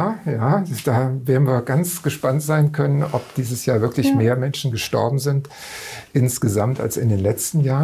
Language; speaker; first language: German; native; German